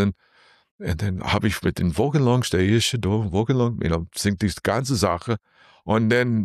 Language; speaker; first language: German; non-native, learner; English